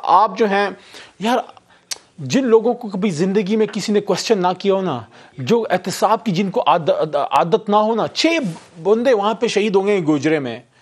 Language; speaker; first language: Urdu; native; Urdu